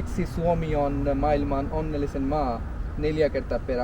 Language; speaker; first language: Finnish; non-native, learner; Hindi